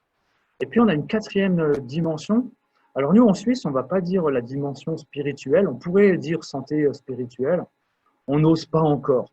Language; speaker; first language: French; native; French